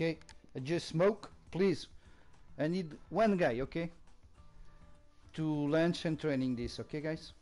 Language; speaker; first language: English; non-native, learner; Portuguese